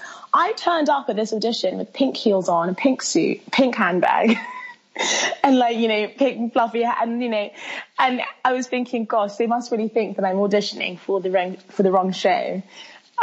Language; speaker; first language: English; early bilingual, other home language; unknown